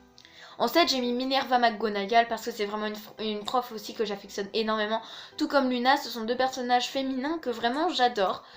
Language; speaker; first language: French; native; French